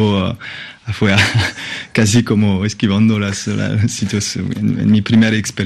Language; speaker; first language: Spanish; non-native, fluent; French